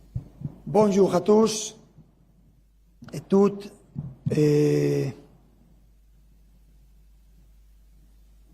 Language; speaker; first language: French; non-native, learner; Spanish